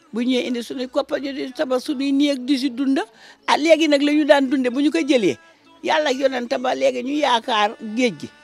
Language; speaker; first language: Wolof; native; Wolof